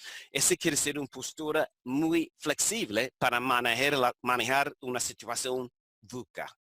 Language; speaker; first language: Spanish; non-native, fluent; English